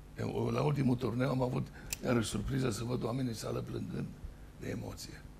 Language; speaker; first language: Romanian; native; Romanian